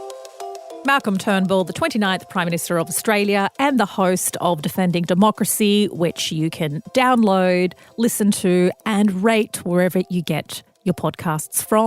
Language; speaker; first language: English; native; English